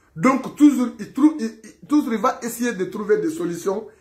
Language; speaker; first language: French; non-native, local second language; Fula